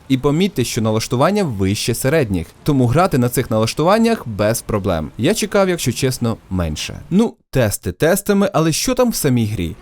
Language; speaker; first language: Ukrainian; non-native, local second language; Russian